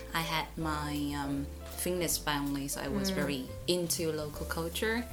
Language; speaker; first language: English; non-native, fluent; Vietnamese